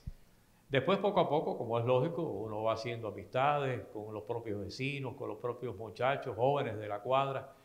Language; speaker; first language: Spanish; native; Spanish